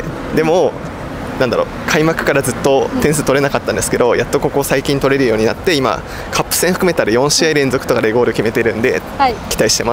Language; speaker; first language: Japanese; native; Japanese